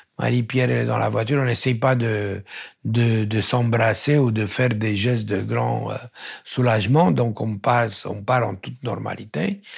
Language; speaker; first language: French; non-native, fluent; Romanian